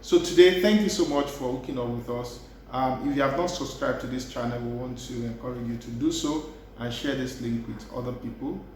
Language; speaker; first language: English; non-native, local second language; Yoruba